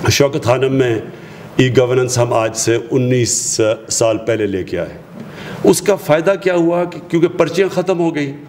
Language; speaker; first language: Urdu; native; Urdu